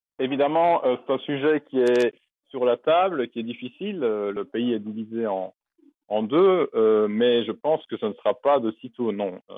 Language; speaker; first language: French; native; French